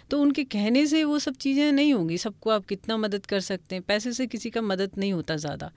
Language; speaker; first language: Hindi; non-native, local second language; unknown